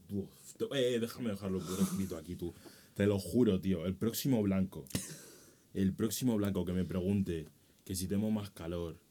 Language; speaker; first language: Spanish; native; Spanish